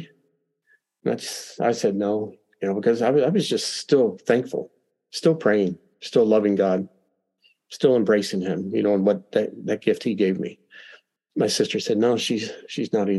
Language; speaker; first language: English; native; English